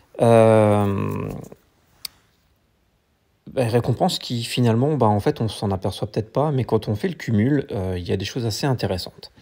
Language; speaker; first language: French; native; French